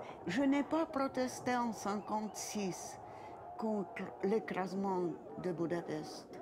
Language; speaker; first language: French; non-native, fluent; Russian